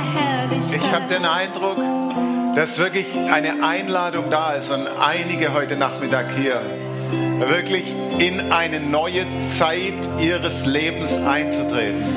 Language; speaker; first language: German; native; German